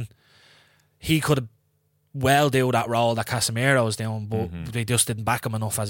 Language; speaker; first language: English; native; English